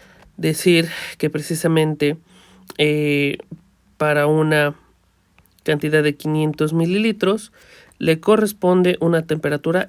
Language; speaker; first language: Spanish; native; Spanish